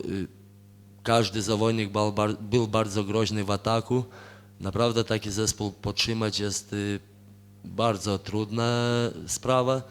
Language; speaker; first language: Polish; non-native, fluent; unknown